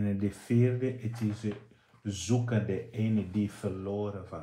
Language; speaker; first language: Dutch; non-native, fluent; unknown